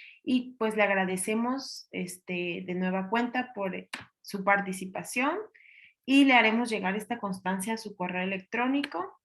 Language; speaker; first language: Spanish; native; Spanish